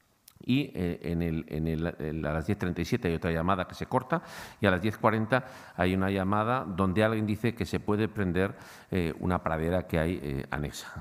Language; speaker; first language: Spanish; native; Spanish